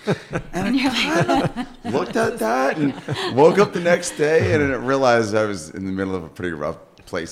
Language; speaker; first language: English; native; English